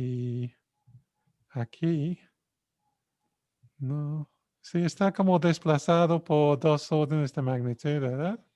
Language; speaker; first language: Spanish; non-native, fluent; English